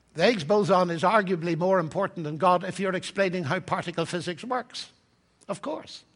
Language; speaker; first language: English; native; English